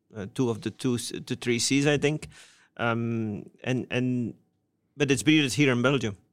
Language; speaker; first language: English; non-native, fluent; Dutch